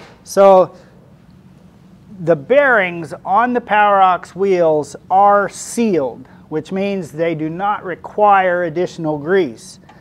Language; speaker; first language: English; native; English